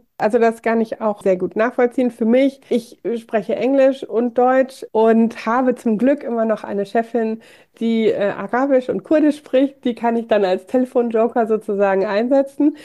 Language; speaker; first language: German; native; German